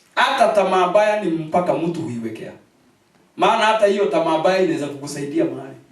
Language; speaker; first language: Swahili; non-native, local second language; Kikuyu